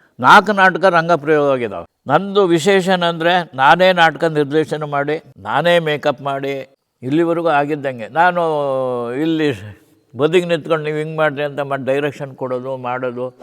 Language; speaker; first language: Kannada; native; Kannada